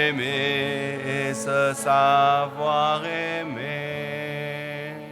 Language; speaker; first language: French; native; French